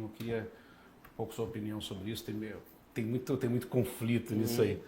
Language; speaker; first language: Portuguese; native; Portuguese